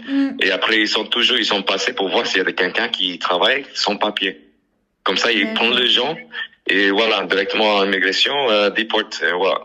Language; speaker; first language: French; non-native, learner; English